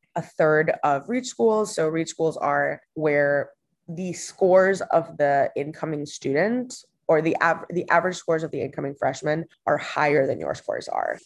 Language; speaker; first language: English; non-native, fluent; Spanish